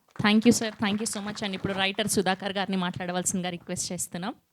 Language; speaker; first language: Telugu; native; Telugu